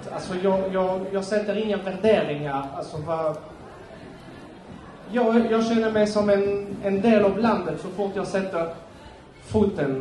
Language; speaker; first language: Swedish; non-native, fluent; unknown